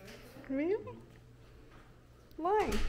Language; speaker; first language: English; non-native, learner; Vietnamese